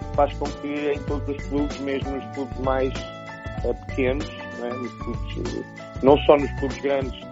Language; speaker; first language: Portuguese; native; Portuguese